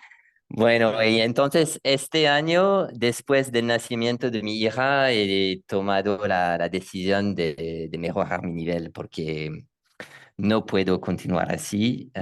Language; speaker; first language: Spanish; non-native, learner; French